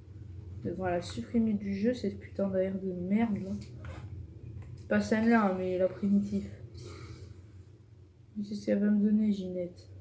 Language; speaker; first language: French; native; French